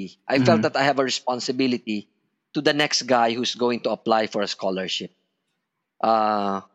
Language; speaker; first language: English; non-native, local second language; Filipino